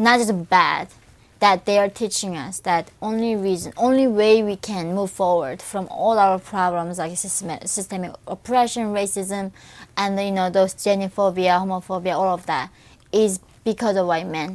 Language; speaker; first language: English; non-native, fluent; Korean